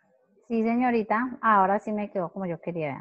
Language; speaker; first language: Spanish; native; Spanish